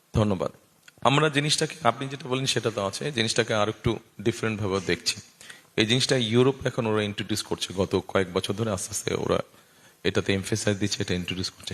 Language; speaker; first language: Bangla; native; Bangla